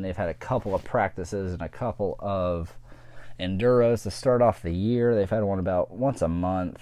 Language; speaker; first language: English; native; English